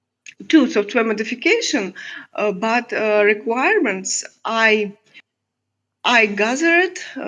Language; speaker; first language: English; non-native, learner; Russian